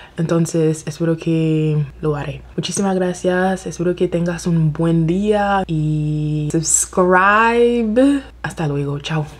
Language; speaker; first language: Spanish; non-native, learner; French